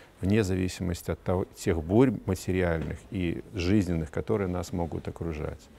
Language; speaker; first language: Russian; native; Russian